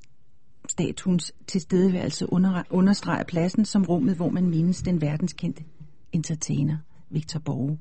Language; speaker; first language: Danish; native; Danish